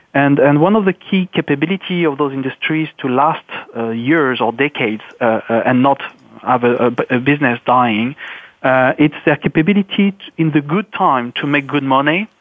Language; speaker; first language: English; non-native, fluent; French